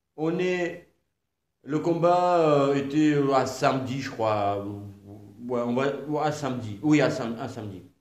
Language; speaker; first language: French; non-native, fluent; Georgian